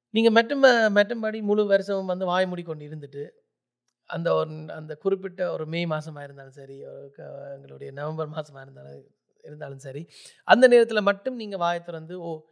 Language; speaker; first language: Tamil; early bilingual, heritage; Tamil